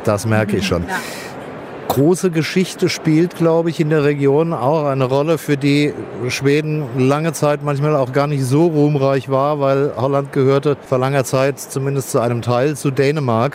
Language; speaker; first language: German; native; German